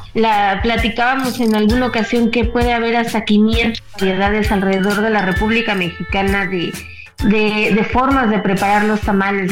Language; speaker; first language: Spanish; native; Spanish